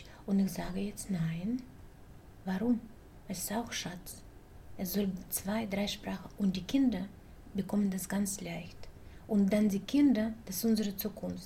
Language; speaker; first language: German; non-native, learner; Russian